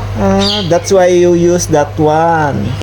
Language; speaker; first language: English; non-native, learner; Filipino